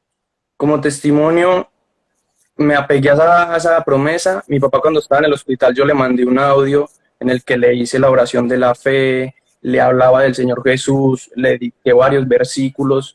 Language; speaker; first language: Spanish; native; Spanish